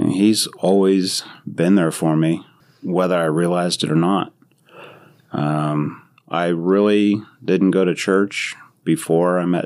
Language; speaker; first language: English; native; English